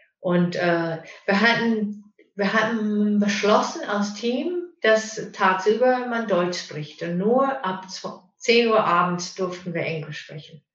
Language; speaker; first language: German; non-native, fluent; English